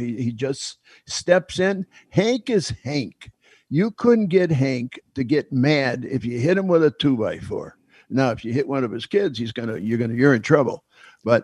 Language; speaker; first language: English; native; English